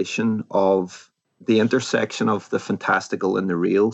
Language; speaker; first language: English; native; English